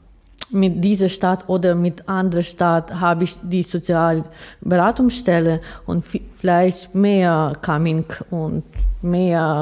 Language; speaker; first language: German; non-native, learner; Ukrainian